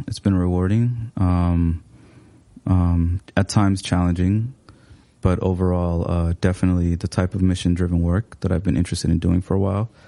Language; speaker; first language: English; early bilingual, other home language; Somali